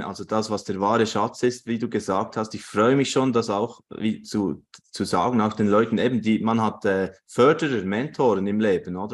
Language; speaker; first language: German; native; German